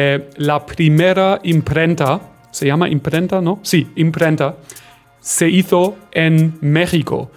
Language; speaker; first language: Spanish; non-native, fluent; German